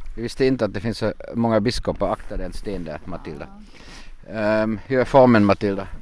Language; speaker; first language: Swedish; non-native, fluent; German